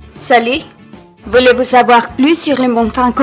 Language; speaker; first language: French; non-native, learner; Spanish